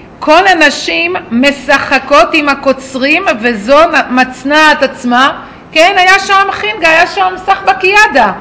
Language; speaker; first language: Hebrew; native; Hebrew